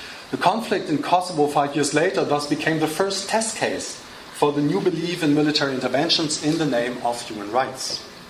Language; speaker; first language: English; non-native, fluent; German